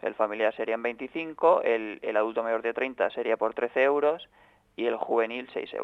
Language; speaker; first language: Spanish; native; Spanish